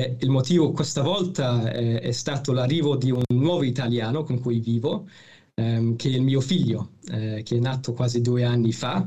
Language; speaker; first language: Italian; non-native, fluent; English